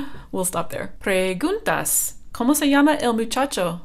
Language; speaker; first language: Spanish; non-native, fluent; English